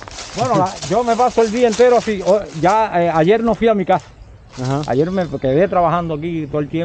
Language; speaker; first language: Spanish; native; Spanish